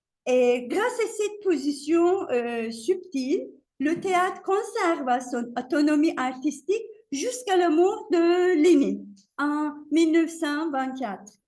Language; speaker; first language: French; non-native, fluent; Turkish